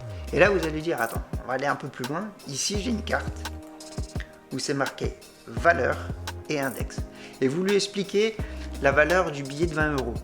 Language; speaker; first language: French; native; French